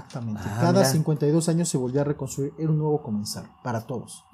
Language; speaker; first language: Spanish; native; Spanish